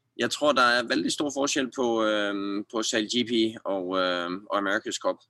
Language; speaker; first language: Danish; native; Danish